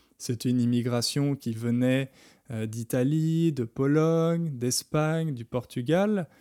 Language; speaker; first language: French; native; French